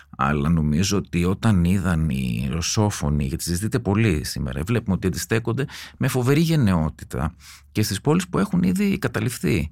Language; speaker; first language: Greek; native; Greek